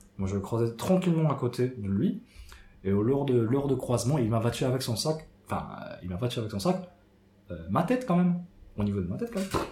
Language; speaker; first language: French; non-native, fluent; Japanese